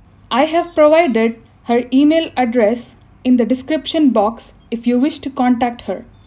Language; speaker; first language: English; non-native, local second language; Kannada